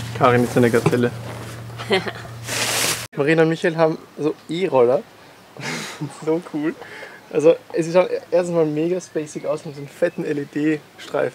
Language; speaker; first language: German; native; German